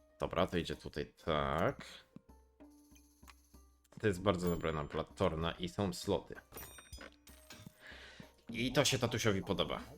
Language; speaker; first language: Polish; native; Polish